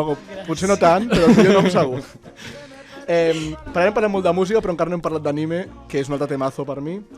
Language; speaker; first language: Catalan; native; Catalan